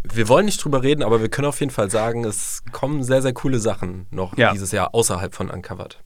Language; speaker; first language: German; native; German